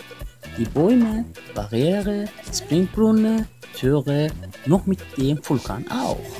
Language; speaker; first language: German; non-native, learner; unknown